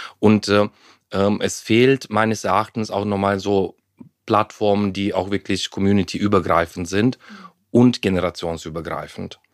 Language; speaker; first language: German; non-native, fluent; Ukrainian